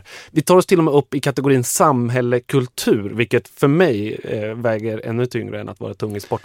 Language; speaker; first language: Swedish; native; Swedish